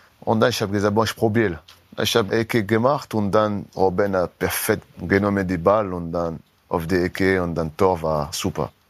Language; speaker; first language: German; non-native, learner; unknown